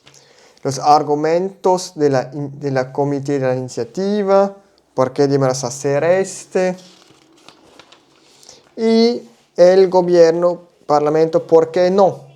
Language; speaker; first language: Spanish; non-native, learner; German